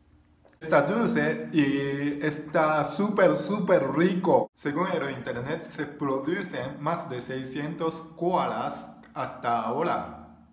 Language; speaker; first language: Spanish; non-native, learner; Japanese